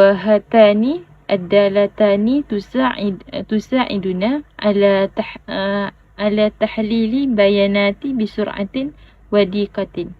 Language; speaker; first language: Arabic; non-native, learner; Malay